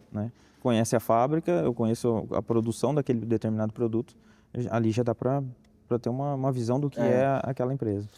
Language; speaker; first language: Portuguese; native; Portuguese